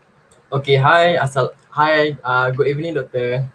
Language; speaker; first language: English; non-native, local second language; Malay